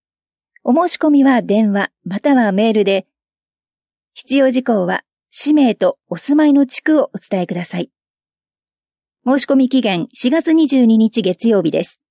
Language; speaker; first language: Japanese; native; Japanese